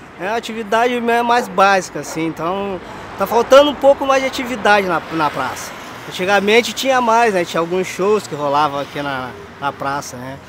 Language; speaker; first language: Portuguese; native; Portuguese